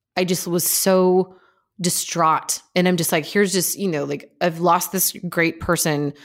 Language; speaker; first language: English; native; English